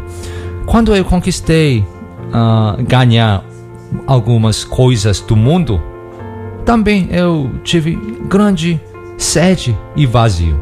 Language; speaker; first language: Portuguese; non-native, learner; Korean